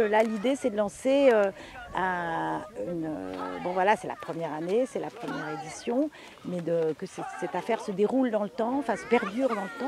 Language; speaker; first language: French; native; French